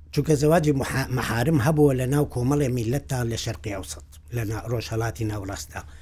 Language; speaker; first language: Central Kurdish; native; Central Kurdish